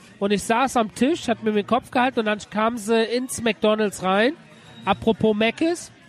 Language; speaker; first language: German; early bilingual, other home language; Persian